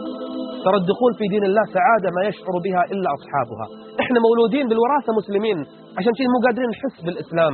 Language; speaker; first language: Arabic; native; Arabic